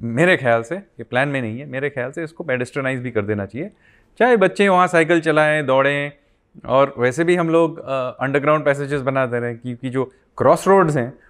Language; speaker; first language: Hindi; non-native, local second language; Bangla